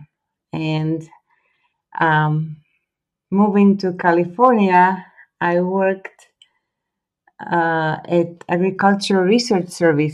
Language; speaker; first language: English; non-native, fluent; Croatian